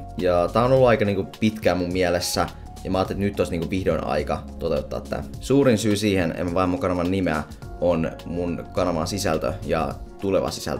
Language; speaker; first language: Finnish; native; Finnish